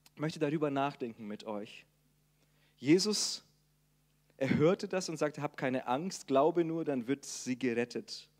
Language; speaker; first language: German; non-native, fluent; Portuguese